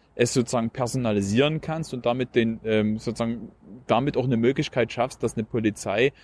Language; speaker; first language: German; native; German